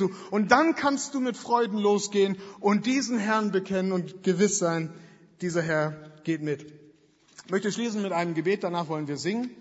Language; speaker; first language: German; native; German